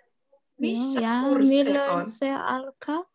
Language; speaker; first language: Finnish; non-native, learner; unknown